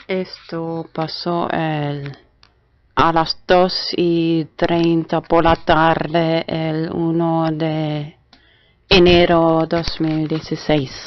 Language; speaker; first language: Spanish; non-native, fluent; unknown